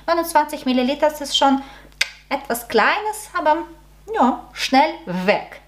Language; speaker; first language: German; non-native, learner; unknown